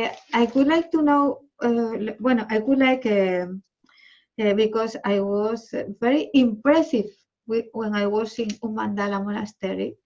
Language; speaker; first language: English; non-native, learner; Spanish